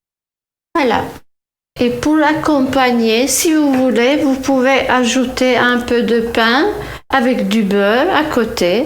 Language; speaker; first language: French; non-native, fluent; Turkish